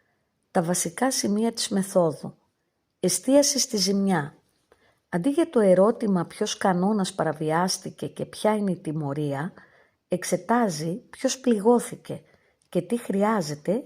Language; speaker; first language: Greek; native; Greek